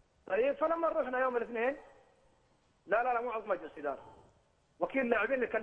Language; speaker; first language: Arabic; native; Arabic